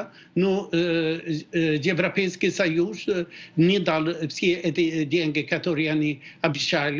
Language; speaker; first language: Russian; non-native, fluent; Swedish